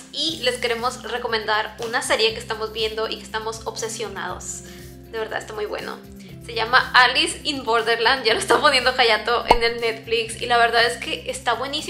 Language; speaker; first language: Spanish; native; Spanish